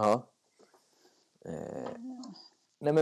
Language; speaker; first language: Swedish; native; Swedish